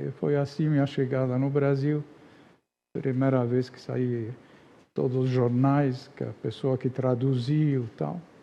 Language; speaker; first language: Portuguese; non-native, fluent; Arabic